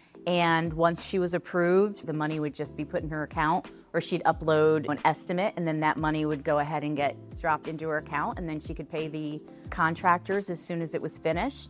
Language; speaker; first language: English; native; English